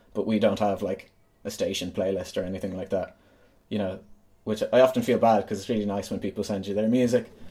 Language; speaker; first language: English; native; English